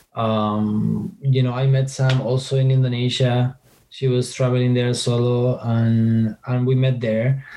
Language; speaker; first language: English; non-native, fluent; Spanish